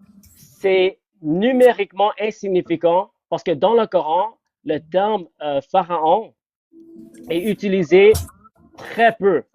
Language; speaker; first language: French; non-native, fluent; English